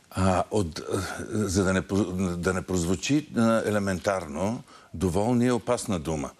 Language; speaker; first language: Bulgarian; native; Bulgarian